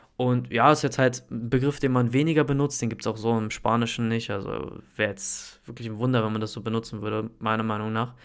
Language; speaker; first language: German; native; German